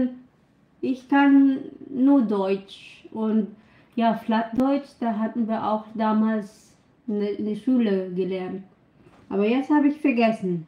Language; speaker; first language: German; non-native, learner; Filipino